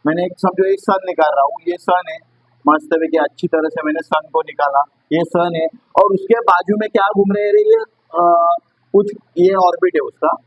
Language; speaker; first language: Hindi; non-native, local second language; Marathi